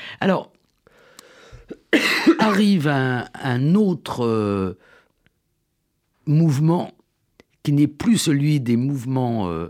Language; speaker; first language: French; native; French